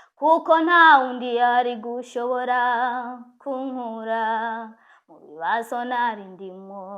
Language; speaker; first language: Rundi; non-native, local second language; Swahili